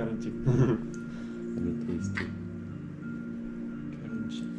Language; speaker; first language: Korean; non-native, learner; German